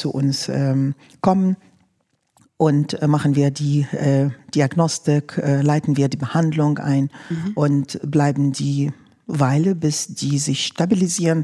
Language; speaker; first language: German; non-native, fluent; Arabic